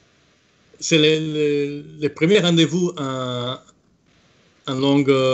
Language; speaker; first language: French; non-native, fluent; Italian